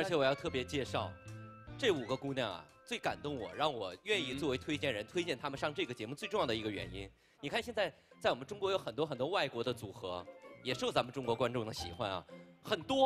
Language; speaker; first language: Chinese; native; Chinese